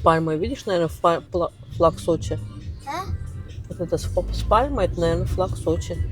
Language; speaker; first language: Russian; native; Russian